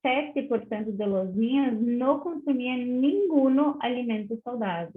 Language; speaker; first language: Spanish; non-native, learner; Portuguese